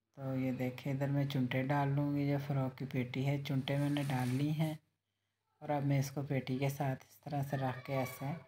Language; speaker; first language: Hindi; native; Hindi